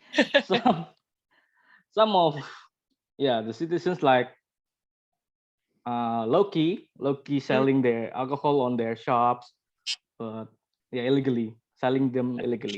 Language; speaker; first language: English; non-native, learner; Indonesian